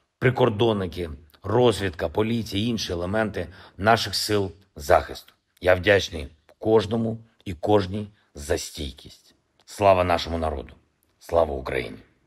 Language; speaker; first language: Ukrainian; non-native, local second language; Russian